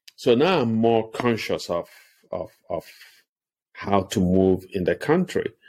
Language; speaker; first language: English; non-native, local second language; Igbo